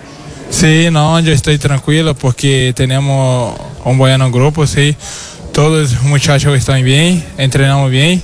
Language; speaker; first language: Spanish; non-native, learner; Portuguese